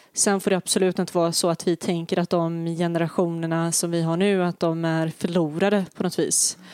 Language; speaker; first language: Swedish; early bilingual, other home language; Bosnian